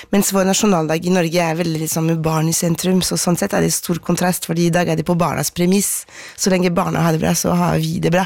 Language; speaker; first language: Norwegian; non-native, fluent; French